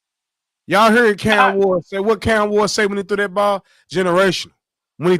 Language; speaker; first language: English; native; English